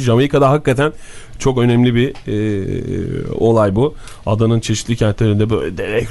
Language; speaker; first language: Turkish; native; Turkish